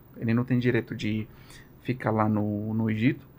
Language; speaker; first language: Portuguese; non-native, learner; Arabic